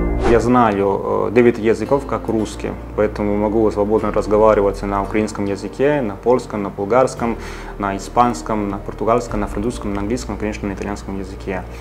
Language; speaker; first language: Russian; non-native, fluent; Italian